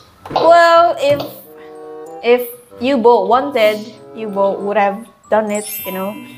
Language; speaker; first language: English; non-native, local second language; Filipino